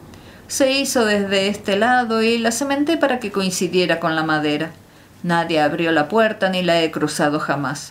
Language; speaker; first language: Spanish; native; Spanish